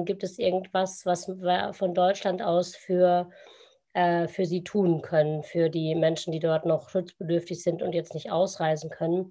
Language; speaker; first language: German; native; German